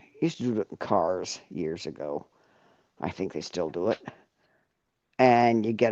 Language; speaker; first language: English; native; English